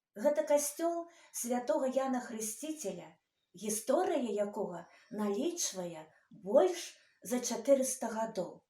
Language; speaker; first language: Belarusian; native; Belarusian